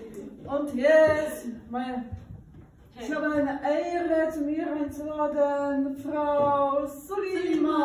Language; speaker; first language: German; non-native, learner; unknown